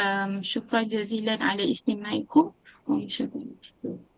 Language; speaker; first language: Arabic; non-native, learner; Malay